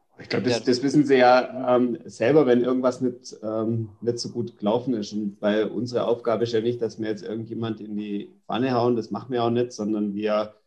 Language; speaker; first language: German; native; German